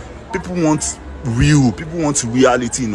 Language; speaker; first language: English; non-native, local second language; Yoruba